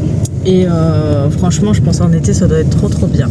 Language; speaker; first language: French; native; French